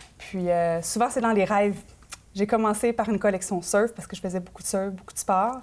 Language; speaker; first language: French; native; French